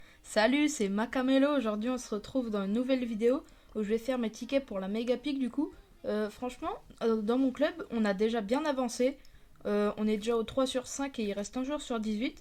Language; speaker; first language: French; native; French